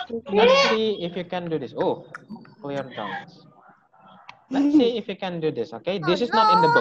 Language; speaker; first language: English; non-native, fluent; Indonesian